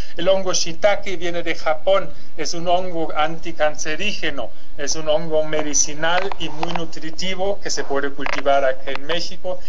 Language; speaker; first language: Spanish; non-native, fluent; German